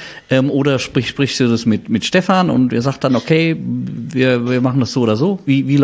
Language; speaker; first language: German; native; German